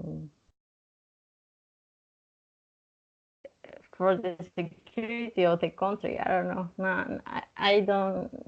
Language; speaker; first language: English; non-native, learner; Spanish